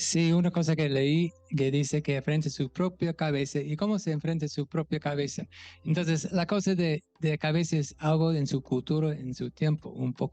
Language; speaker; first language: Spanish; non-native, fluent; English